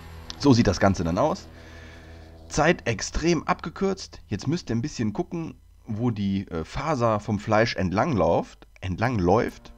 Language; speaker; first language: German; native; German